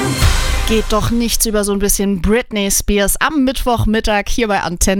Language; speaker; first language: German; native; German